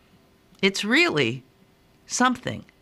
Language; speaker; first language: English; native; English